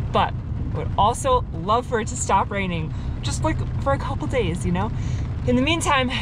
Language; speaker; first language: English; native; English